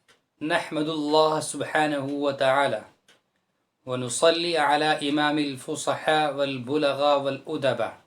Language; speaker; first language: Arabic; non-native, fluent; Urdu